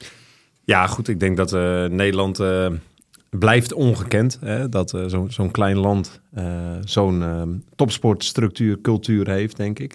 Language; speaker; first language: Dutch; native; Dutch